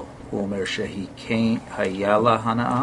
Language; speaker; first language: Hebrew; non-native, fluent; English